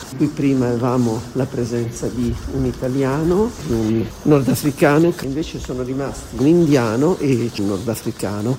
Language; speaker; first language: Italian; native; Italian